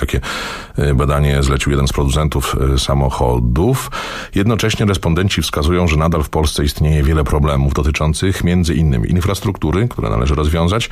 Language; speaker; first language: Polish; native; Polish